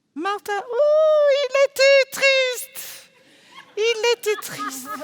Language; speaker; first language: French; non-native, fluent; English